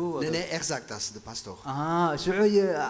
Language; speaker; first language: German; non-native, fluent; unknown